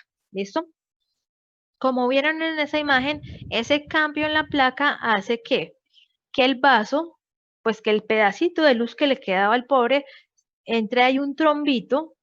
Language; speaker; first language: Spanish; native; Spanish